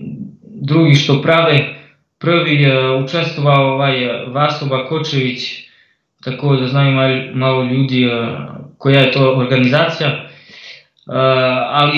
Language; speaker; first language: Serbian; early bilingual, heritage; Croatian